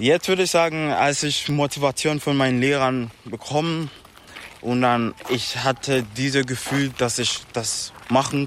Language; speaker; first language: German; non-native, learner; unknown